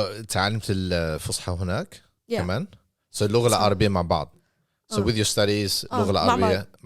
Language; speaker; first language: Arabic; non-native, fluent; English